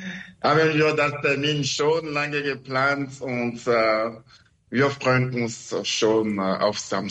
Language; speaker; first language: German; non-native, learner; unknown